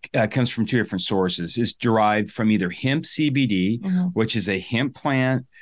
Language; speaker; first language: English; native; English